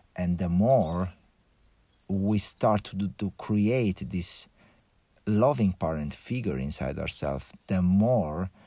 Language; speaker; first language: English; early bilingual, other home language; Italian